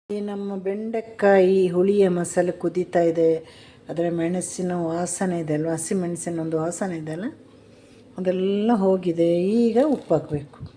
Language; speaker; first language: Kannada; non-native, local second language; Malayalam